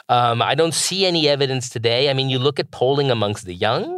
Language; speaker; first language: English; non-native, fluent; Spanish